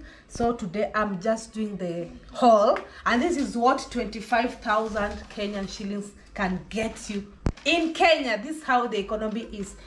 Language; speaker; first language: English; non-native, local second language; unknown